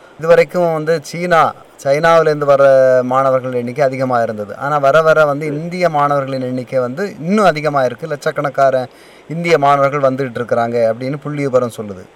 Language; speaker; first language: Tamil; native; Tamil